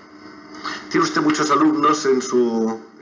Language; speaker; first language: Spanish; native; Spanish